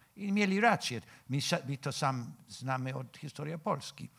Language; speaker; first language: Polish; non-native, fluent; English